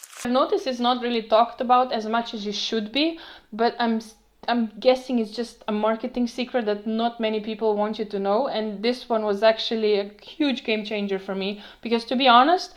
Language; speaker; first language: English; non-native, fluent; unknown